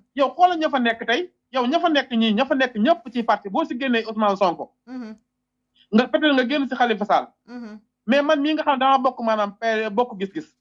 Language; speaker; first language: Wolof; native; Wolof